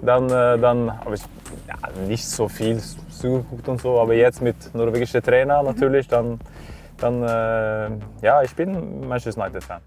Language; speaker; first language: German; non-native, fluent; Norwegian